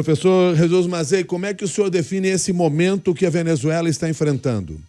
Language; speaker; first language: Portuguese; native; Portuguese